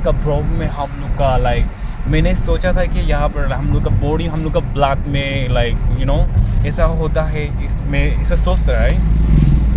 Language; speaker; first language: Hindi; non-native, local second language; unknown